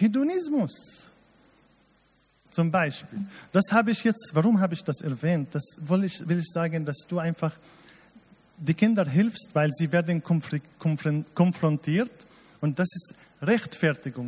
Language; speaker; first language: German; non-native, fluent; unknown